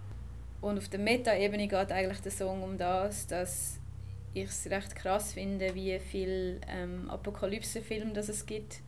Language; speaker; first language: German; native; German